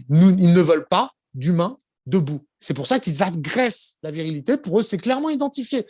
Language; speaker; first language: French; native; French